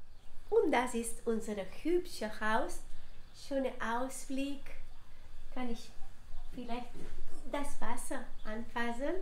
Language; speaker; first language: German; non-native, learner; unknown